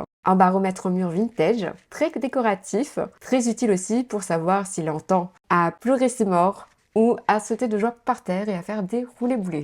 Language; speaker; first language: French; native; French